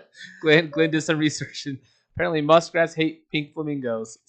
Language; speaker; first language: English; native; English